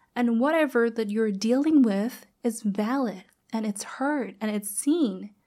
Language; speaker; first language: English; non-native, fluent; Thai